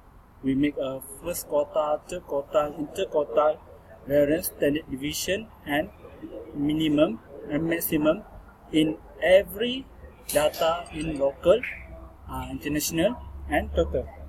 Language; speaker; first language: English; non-native, learner; Malay